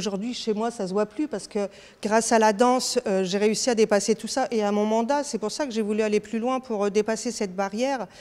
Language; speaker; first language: French; native; French